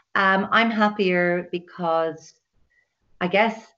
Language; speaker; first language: English; native; English